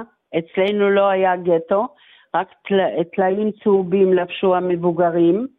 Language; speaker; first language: Hebrew; non-native, fluent; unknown